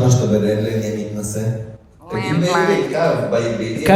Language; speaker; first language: Hebrew; native; Hebrew